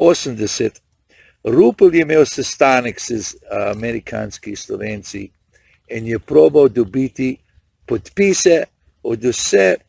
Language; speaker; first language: Slovenian; early bilingual, heritage; Slovenian